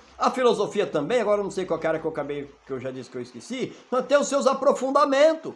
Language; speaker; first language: Portuguese; native; Portuguese